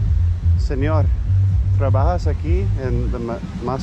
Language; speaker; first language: Spanish; non-native, learner; English